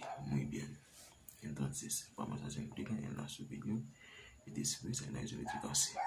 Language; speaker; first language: Spanish; non-native, learner; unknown